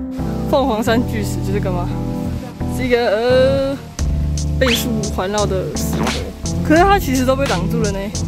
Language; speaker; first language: Chinese; native; Chinese